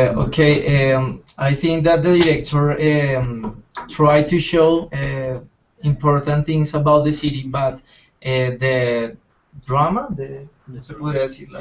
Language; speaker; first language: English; non-native, learner; Spanish